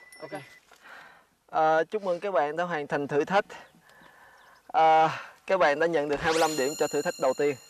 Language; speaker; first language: Vietnamese; native; Vietnamese